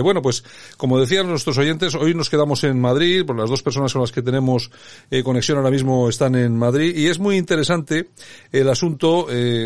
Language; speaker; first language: Spanish; native; Spanish